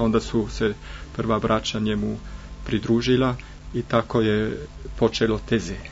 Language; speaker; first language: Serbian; non-native, fluent; German